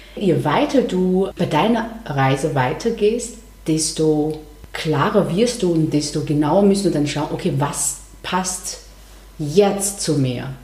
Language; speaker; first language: German; non-native, fluent; Chinese